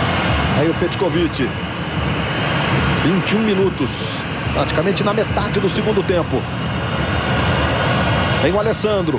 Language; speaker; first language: Portuguese; native; Portuguese